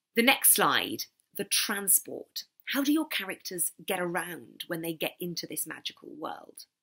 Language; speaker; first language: English; native; English